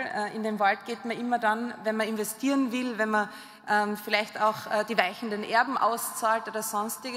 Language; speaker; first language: German; native; German